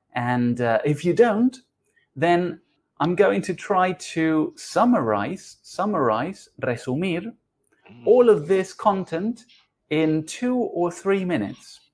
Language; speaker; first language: English; non-native, fluent; Spanish